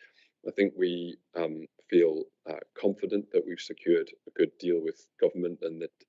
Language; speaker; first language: English; native; English